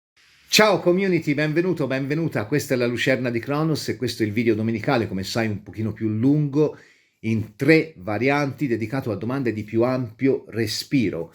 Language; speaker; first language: Italian; native; Italian